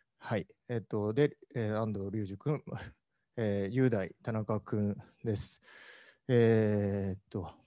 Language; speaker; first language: Japanese; native; Japanese